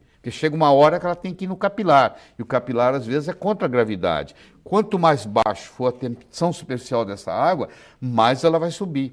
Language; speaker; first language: Portuguese; native; Portuguese